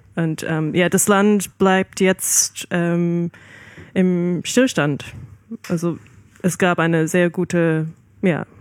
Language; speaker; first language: German; non-native, learner; Malay